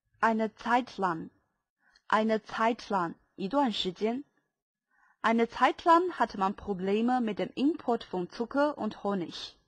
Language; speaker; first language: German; non-native, fluent; Chinese